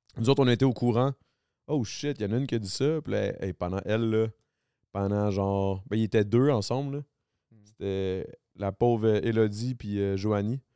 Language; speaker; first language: French; native; French